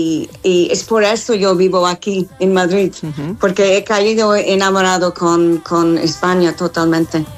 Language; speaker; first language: Spanish; non-native, learner; English